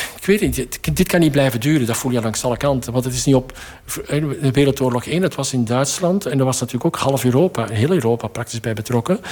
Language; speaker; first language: Dutch; native; Dutch